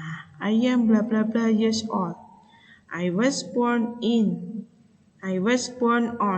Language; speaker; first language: English; non-native, fluent; Indonesian